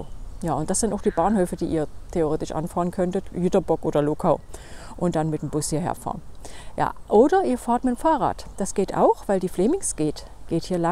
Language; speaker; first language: German; native; German